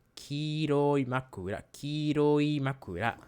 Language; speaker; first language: Japanese; non-native, learner; Spanish